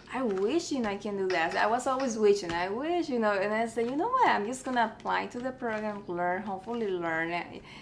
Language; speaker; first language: English; early bilingual, other home language; Spanish